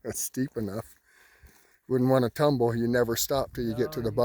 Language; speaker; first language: English; native; English